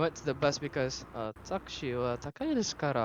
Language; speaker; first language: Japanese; non-native, learner; Malay